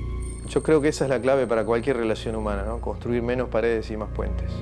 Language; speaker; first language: Spanish; native; Spanish